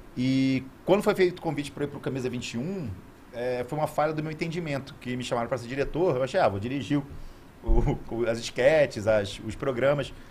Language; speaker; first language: Portuguese; native; Portuguese